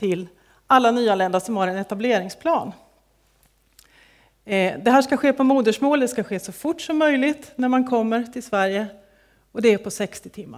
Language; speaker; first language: Swedish; native; Swedish